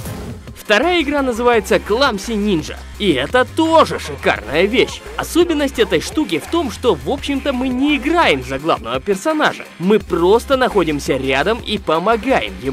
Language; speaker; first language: Russian; native; Russian